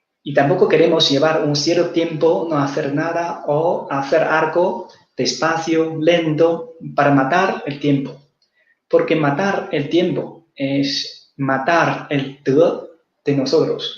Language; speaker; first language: Spanish; non-native, fluent; Chinese